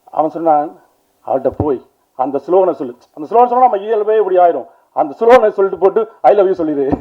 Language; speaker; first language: Tamil; native; Tamil